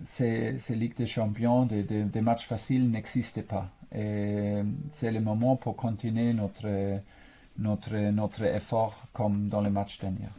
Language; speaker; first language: French; non-native, fluent; German